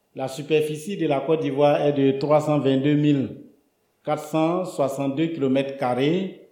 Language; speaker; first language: French; non-native, local second language; Baoulé